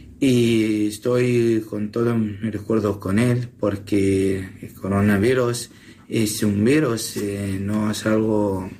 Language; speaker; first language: Spanish; non-native, learner; Assyrian Neo-Aramaic